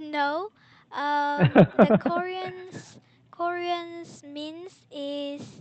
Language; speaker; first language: English; non-native, learner; Korean